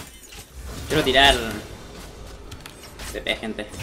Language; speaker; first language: Spanish; native; Spanish